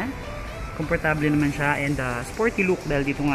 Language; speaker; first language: Filipino; native; Filipino